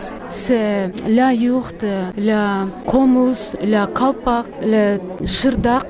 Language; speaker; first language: French; non-native, learner; Kyrgyz